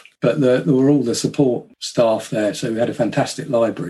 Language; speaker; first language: English; native; English